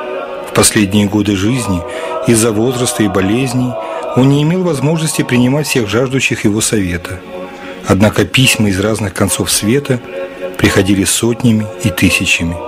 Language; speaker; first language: Russian; native; Russian